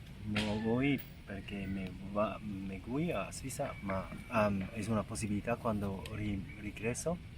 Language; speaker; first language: Spanish; non-native, learner; German